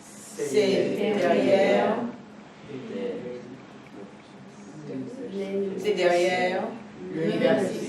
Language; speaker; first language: French; non-native, fluent; English